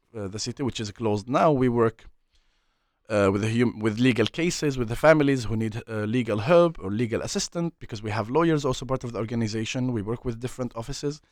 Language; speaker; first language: English; non-native, fluent; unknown